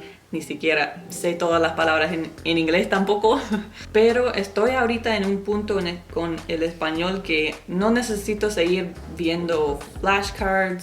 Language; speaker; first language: Spanish; non-native, fluent; English